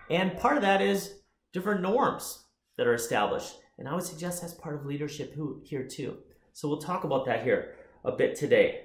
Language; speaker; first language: English; native; English